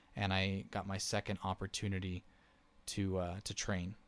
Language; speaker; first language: English; native; English